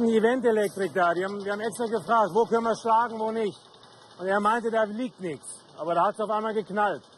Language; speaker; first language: German; native; German